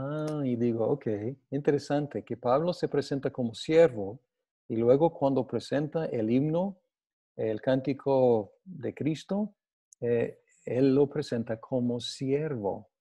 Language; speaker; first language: Spanish; non-native, fluent; English